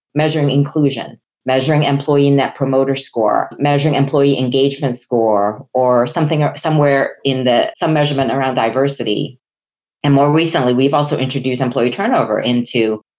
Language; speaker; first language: English; non-native, local second language; Chinese